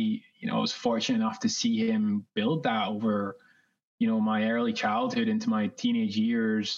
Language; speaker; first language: English; native; English